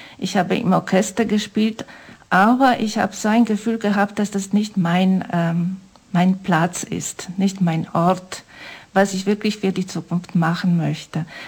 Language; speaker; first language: German; non-native, fluent; Polish